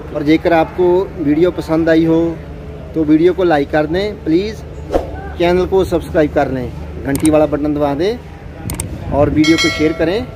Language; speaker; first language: Hindi; non-native, local second language; Punjabi